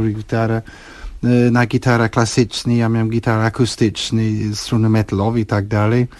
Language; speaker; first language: Polish; non-native, fluent; English